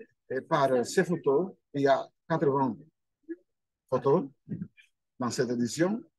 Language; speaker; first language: French; non-native, fluent; Albanian